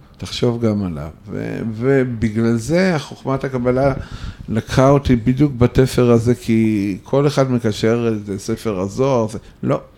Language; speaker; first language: Hebrew; non-native, fluent; Russian